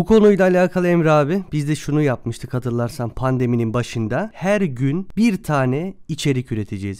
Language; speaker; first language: Turkish; native; Turkish